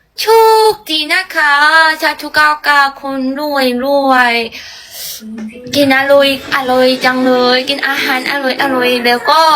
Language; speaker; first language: Thai; non-native, learner; Korean